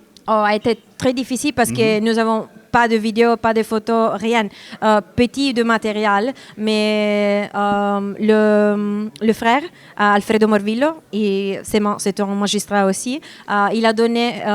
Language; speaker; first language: French; non-native, learner; Italian